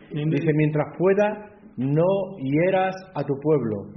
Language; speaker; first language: Spanish; native; Spanish